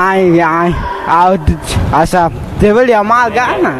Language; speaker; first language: Danish; non-native, learner; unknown